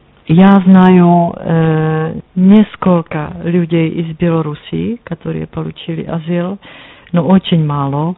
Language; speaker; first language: Russian; non-native, learner; Czech